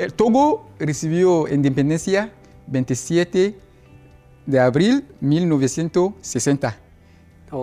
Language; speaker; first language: Spanish; non-native, learner; Ewe